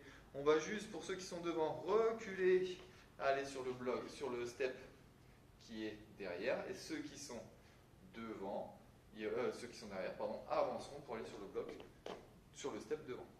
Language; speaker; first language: French; native; French